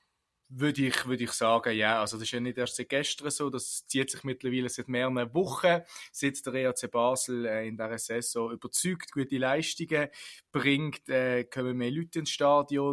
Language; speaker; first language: German; native; German